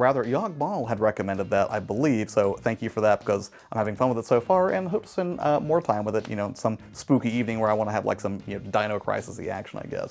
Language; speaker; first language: English; native; English